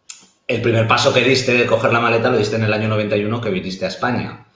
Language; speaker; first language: Spanish; native; Spanish